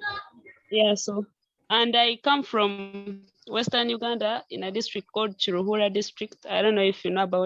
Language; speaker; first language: English; non-native, local second language; Nyankole